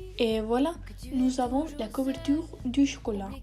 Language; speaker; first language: French; non-native, learner; Spanish